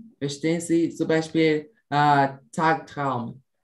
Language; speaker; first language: German; non-native, learner; Portuguese